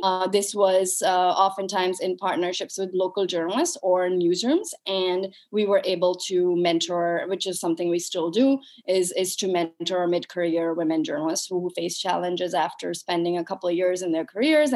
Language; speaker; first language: English; non-native, local second language; Urdu